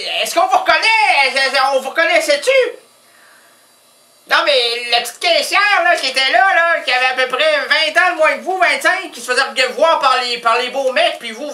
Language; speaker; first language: French; native; French